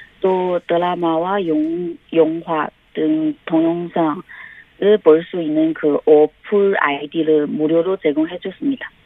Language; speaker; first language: Korean; non-native, fluent; Chinese